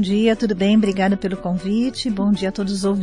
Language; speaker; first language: Portuguese; native; Portuguese